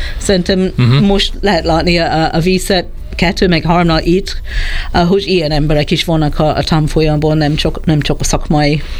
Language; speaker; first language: Hungarian; non-native, learner; English